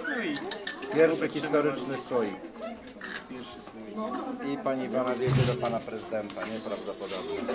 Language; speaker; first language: Polish; native; Polish